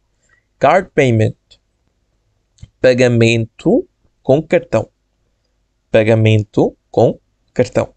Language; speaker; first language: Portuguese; non-native, fluent; Bangla